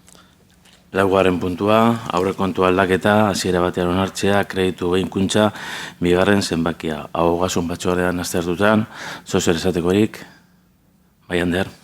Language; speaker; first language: Basque; native; Basque